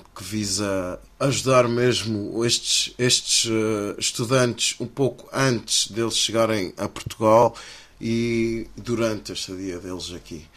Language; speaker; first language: Portuguese; native; Portuguese